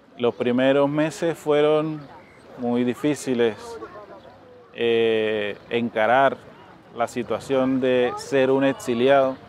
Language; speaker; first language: Spanish; native; Spanish